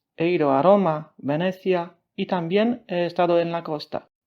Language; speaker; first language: Spanish; non-native, fluent; Polish